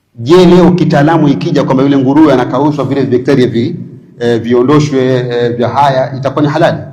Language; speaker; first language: Swahili; native; Swahili